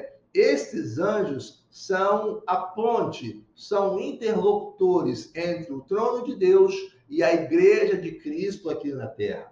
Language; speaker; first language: Portuguese; native; Portuguese